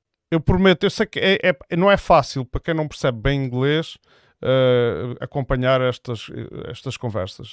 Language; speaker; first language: Portuguese; native; Portuguese